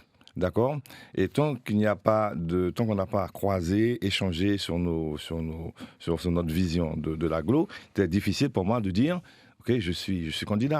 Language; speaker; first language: French; native; French